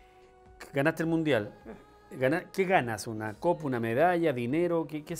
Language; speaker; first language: Spanish; native; Spanish